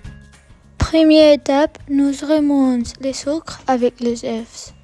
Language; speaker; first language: French; non-native, learner; English